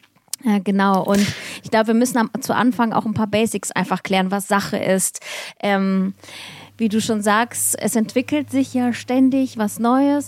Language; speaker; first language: German; early bilingual, other home language; Russian